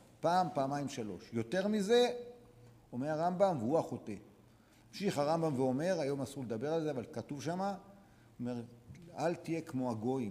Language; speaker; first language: Hebrew; native; Hebrew